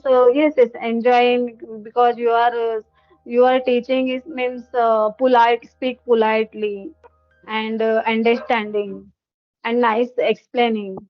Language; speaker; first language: English; non-native, learner; Hindi